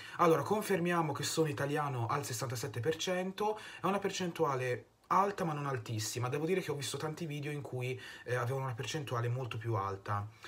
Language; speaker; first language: Italian; native; Italian